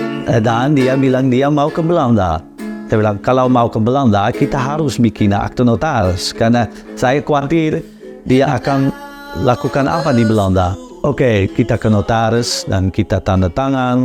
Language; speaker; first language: Indonesian; non-native, learner; Dutch